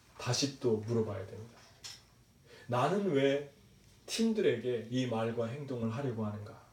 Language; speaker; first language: Korean; native; Korean